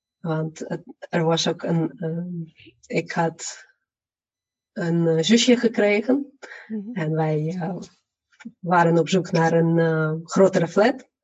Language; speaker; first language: Dutch; non-native, fluent; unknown